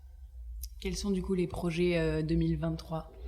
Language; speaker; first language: French; native; French